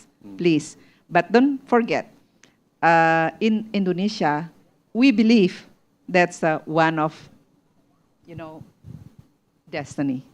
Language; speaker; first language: English; non-native, learner; Indonesian